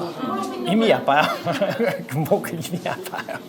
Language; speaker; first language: Korean; non-native, learner; French